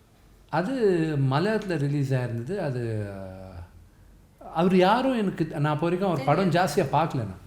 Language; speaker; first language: Tamil; non-native, local second language; Telugu